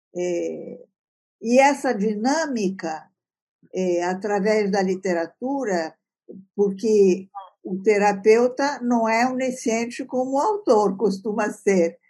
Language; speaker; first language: Portuguese; early bilingual, other home language; Italian